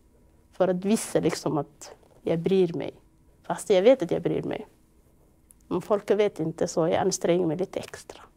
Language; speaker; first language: Swedish; non-native, fluent; Somali